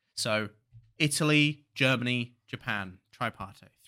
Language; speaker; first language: English; native; English